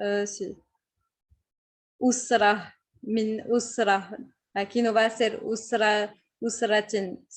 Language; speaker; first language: Spanish; non-native, fluent; French